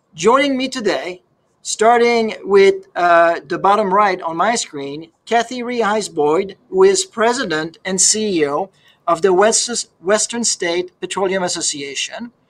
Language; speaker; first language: English; native; English